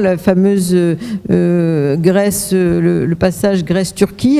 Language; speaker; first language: French; native; French